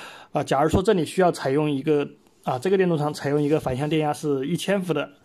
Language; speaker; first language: Chinese; native; Chinese